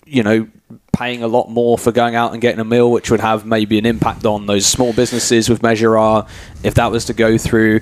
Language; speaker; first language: English; native; English